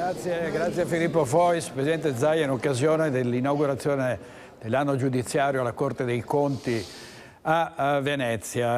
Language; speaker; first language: Italian; native; Italian